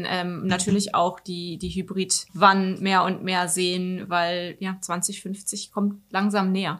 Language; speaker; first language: German; native; German